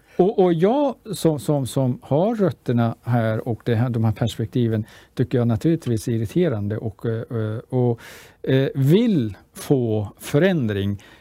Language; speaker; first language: Swedish; early bilingual, other home language; Persian